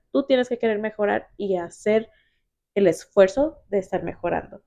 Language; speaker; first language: Spanish; early bilingual, heritage; Spanish